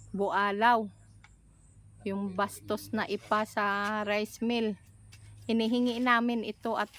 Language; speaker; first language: Filipino; non-native, local second language; Cebuano